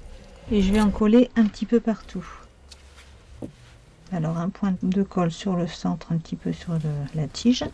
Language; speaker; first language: French; native; French